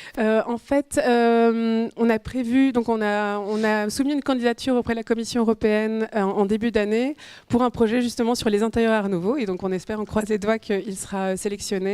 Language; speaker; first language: French; native; French